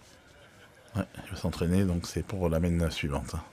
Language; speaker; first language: French; native; French